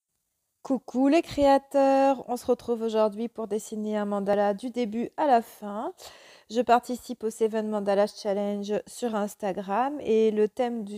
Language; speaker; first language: French; native; French